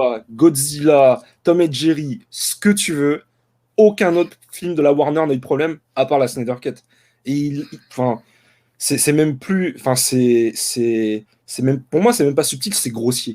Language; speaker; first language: French; native; French